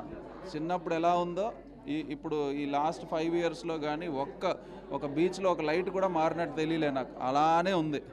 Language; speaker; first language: Telugu; native; Telugu